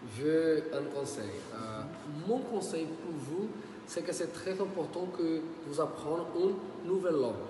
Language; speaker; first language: French; non-native, learner; Portuguese